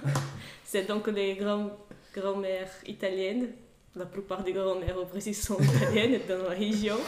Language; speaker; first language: French; non-native, fluent; Portuguese